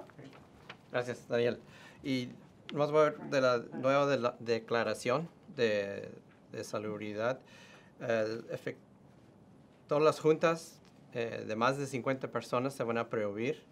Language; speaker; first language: Spanish; early bilingual, heritage; Spanish